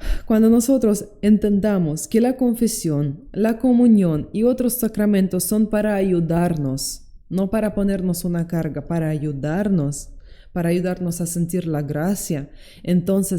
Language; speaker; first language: Spanish; non-native, fluent; Russian